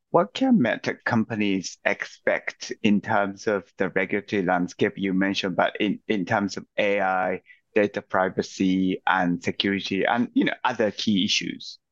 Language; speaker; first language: English; non-native, fluent; Japanese